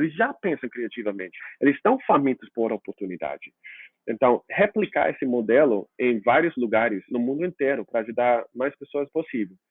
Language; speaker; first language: Portuguese; non-native, fluent; English